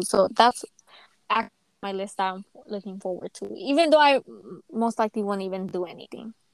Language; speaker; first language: English; native; English